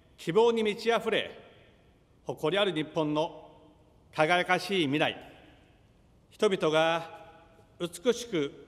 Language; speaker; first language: Japanese; native; Japanese